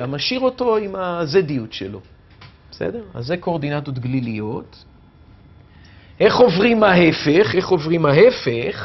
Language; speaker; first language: Hebrew; native; Hebrew